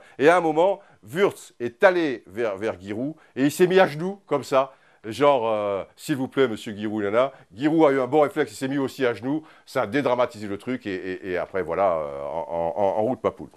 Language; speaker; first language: French; native; French